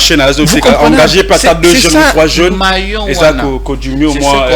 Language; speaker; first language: French; non-native, local second language; Lingala